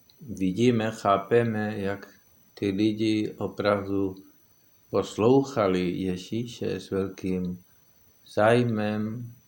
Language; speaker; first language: Czech; non-native, fluent; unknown